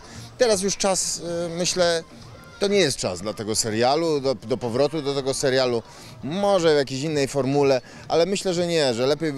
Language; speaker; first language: Polish; native; Polish